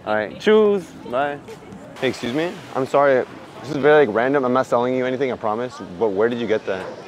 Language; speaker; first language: English; early bilingual, other home language; Spanish